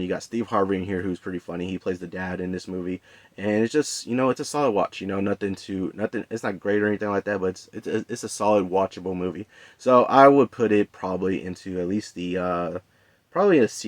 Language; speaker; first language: English; native; English